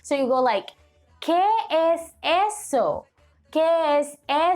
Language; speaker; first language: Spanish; non-native, fluent; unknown